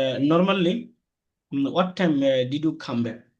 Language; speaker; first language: English; non-native, learner; Bangla